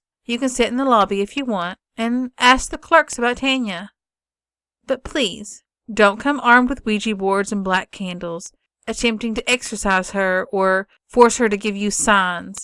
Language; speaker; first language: English; native; English